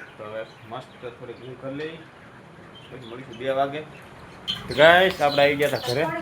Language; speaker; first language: Gujarati; native; Gujarati